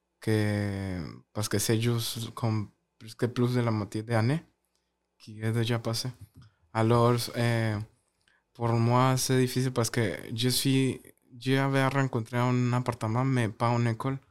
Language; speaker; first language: French; non-native, learner; Spanish